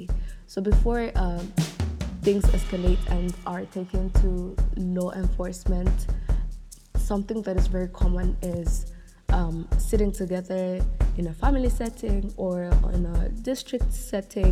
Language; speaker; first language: English; non-native, local second language; Kinyarwanda